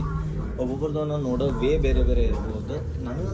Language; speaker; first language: Kannada; native; Kannada